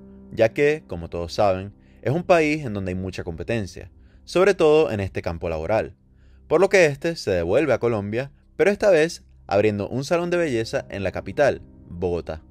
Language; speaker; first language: Spanish; native; Spanish